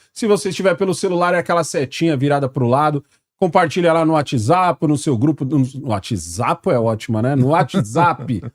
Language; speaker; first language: Portuguese; native; Portuguese